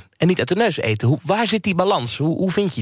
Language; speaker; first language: Dutch; native; Dutch